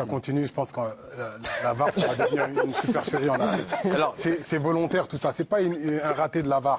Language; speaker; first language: French; non-native, local second language; Arabic